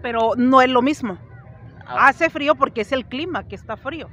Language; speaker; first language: Spanish; native; Spanish